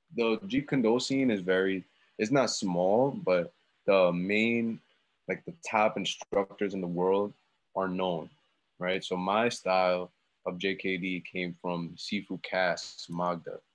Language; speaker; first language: English; native; English